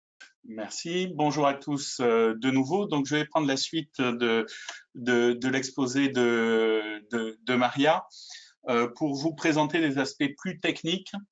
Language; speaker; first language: French; native; French